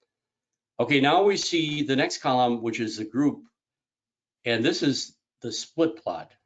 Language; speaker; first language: English; native; English